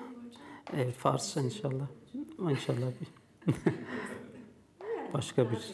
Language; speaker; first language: Turkish; non-native, fluent; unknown